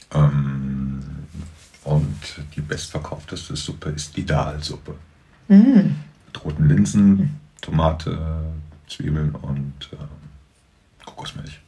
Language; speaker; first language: German; native; German